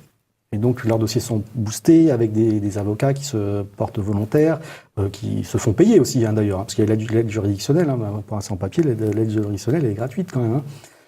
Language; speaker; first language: French; native; French